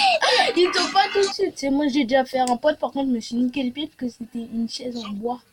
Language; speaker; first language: French; native; French